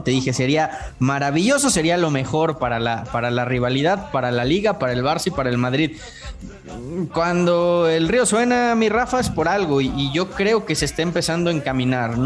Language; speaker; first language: Spanish; native; Spanish